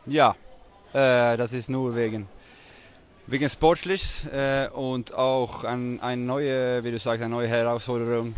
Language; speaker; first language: German; non-native, fluent; Swedish